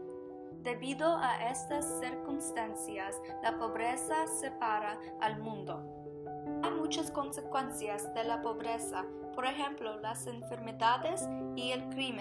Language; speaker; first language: Spanish; non-native, learner; English